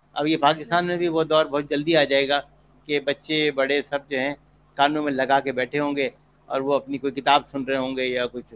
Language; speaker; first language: Urdu; native; Urdu